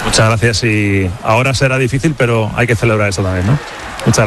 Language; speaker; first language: Spanish; native; Spanish